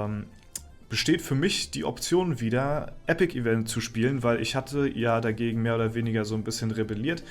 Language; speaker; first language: German; native; German